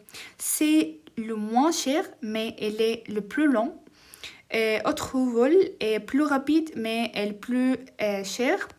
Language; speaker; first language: French; non-native, learner; Arabic